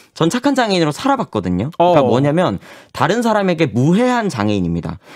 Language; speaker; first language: Korean; native; Korean